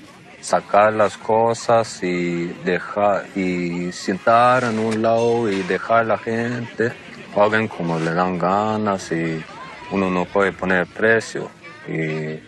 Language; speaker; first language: Spanish; non-native, local second language; Plautdietsch